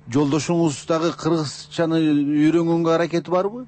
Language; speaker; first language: Kyrgyz; native; Kyrgyz